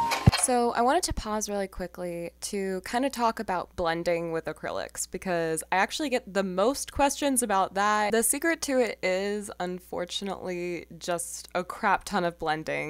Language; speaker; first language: English; native; English